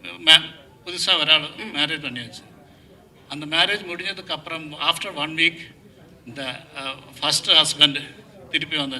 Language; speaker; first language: Tamil; non-native, learner; Malayalam